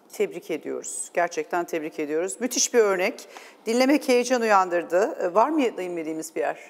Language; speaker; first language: Turkish; native; Turkish